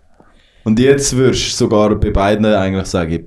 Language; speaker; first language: German; native; German